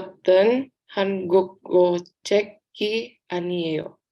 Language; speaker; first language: Korean; non-native, learner; Indonesian